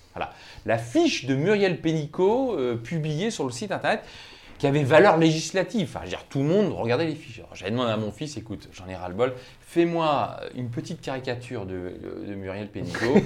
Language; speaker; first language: French; native; French